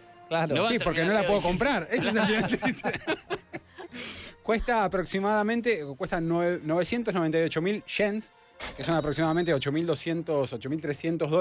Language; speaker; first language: Spanish; native; Spanish